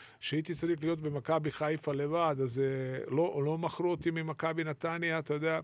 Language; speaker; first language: Hebrew; non-native, local second language; Arabic